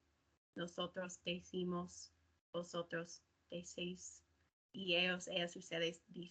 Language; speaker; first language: Spanish; non-native, learner; English